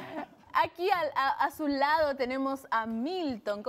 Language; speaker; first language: Spanish; native; Spanish